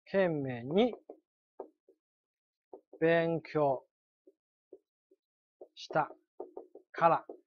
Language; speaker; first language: Japanese; non-native, fluent; Chinese